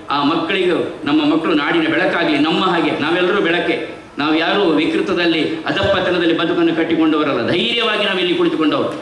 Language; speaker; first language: Kannada; non-native, local second language; Tulu